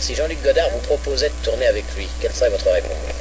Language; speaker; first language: French; native; French